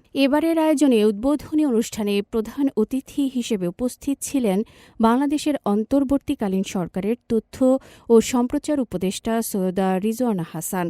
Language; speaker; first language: Bangla; native; Bangla